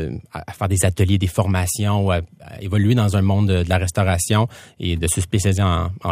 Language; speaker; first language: French; native; French